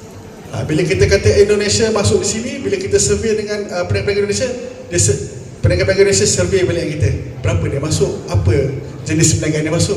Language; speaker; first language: Malay; native; Malay